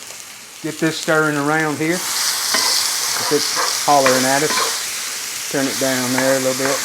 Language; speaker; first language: English; native; English